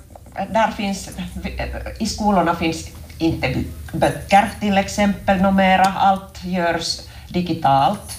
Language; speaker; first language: Swedish; non-native, local second language; Finnish